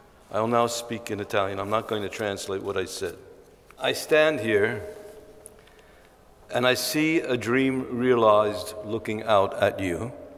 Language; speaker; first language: English; native; English